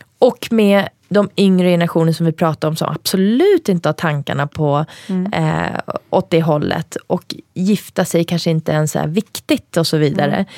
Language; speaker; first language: Swedish; early bilingual, other home language; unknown